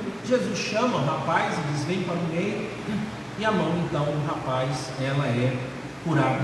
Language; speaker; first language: Portuguese; native; Portuguese